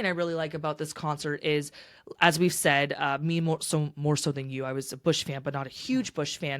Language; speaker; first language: English; native; English